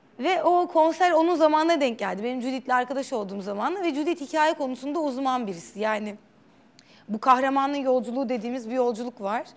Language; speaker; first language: Turkish; native; Turkish